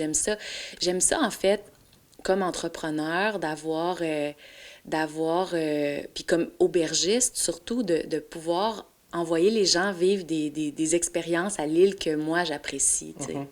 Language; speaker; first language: French; native; French